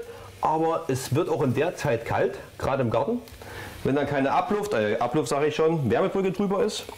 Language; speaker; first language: German; native; German